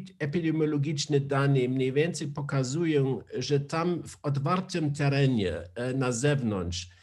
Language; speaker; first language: Polish; non-native, learner; German